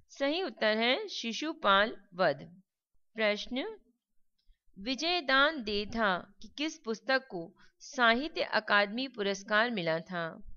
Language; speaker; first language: Hindi; native; Hindi